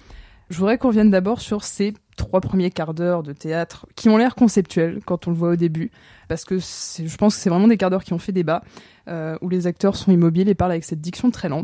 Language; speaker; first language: French; native; French